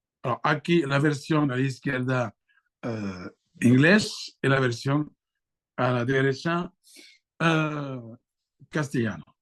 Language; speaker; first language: Spanish; non-native, fluent; French